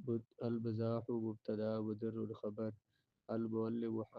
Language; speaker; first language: Arabic; non-native, fluent; Urdu